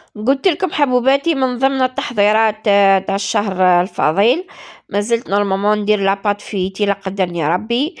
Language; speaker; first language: Arabic; native; Arabic